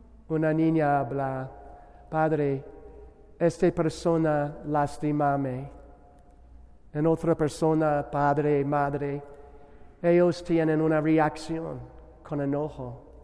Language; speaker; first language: Spanish; non-native, learner; English